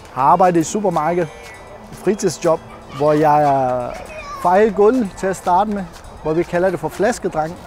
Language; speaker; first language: Danish; non-native, fluent; Persian